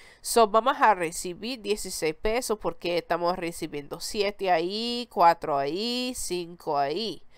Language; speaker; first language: Spanish; early bilingual, heritage; Spanish